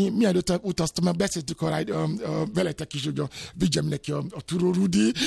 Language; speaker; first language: Hungarian; non-native, fluent; Yoruba